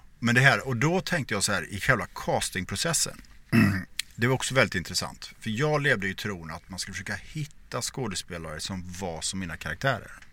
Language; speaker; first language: Swedish; native; Swedish